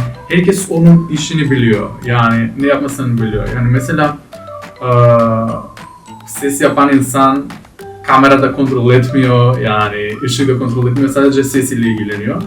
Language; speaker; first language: Turkish; non-native, fluent; Macedonian